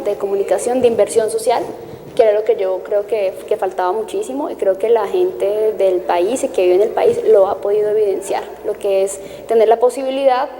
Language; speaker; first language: Spanish; native; Spanish